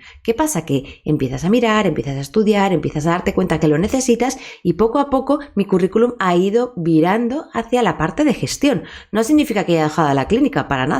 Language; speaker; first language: Spanish; native; Spanish